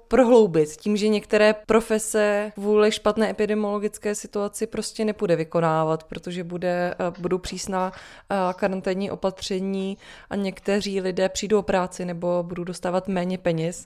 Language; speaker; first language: Czech; native; Czech